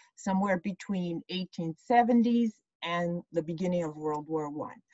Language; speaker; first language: English; early bilingual, other home language; Ukrainian